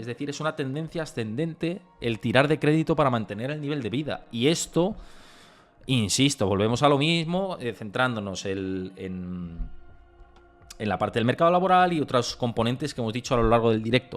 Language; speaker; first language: Spanish; native; Spanish